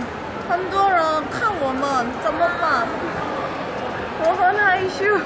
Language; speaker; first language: Chinese; non-native, learner; Korean